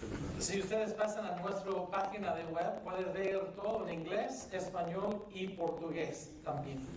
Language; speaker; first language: Spanish; non-native, fluent; English